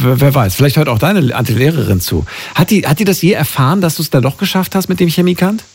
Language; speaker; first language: German; native; German